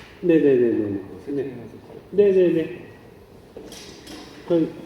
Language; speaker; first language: Korean; native; Korean